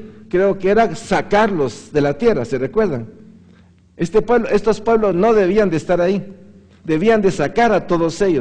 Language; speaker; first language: Spanish; native; Spanish